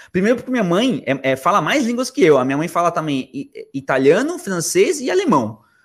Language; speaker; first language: Portuguese; early bilingual, other home language; Spanish